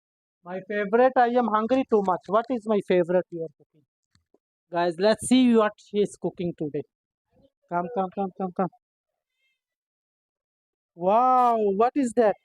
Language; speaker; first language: English; non-native, learner; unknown